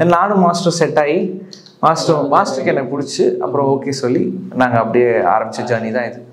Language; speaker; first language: Tamil; native; Tamil